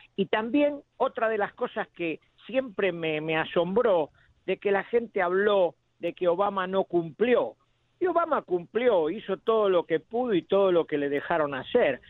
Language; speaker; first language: Spanish; native; Spanish